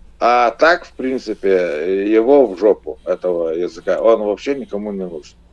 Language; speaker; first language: Russian; non-native, local second language; Lithuanian